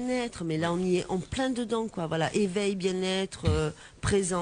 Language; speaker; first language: French; native; French